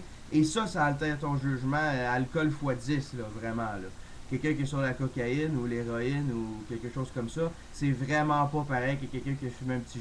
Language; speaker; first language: French; native; French